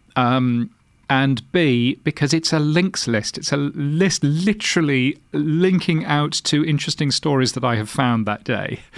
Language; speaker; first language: English; native; English